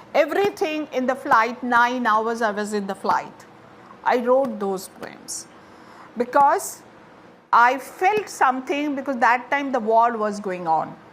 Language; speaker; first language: English; non-native, local second language; Bangla